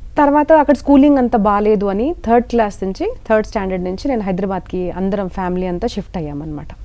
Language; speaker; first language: Telugu; non-native, local second language; Marathi